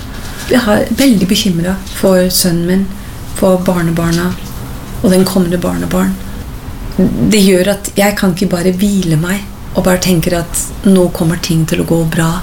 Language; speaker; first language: Norwegian; non-native, fluent; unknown